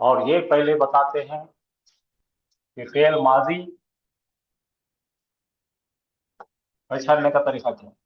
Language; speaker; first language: Hindi; native; Hindi